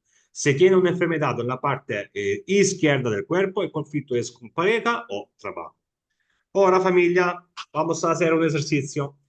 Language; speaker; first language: Spanish; non-native, fluent; Italian